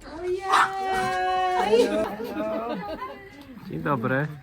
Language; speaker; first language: Polish; non-native, learner; Hungarian